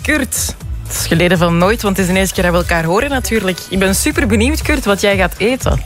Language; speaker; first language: Dutch; native; Dutch